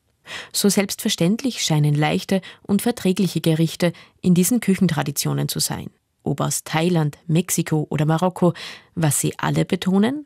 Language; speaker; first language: German; native; German